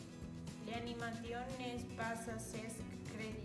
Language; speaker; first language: French; non-native, learner; Spanish